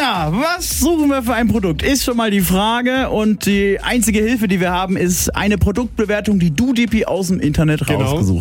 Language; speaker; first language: German; native; German